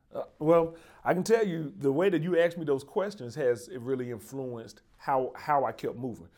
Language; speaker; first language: English; native; English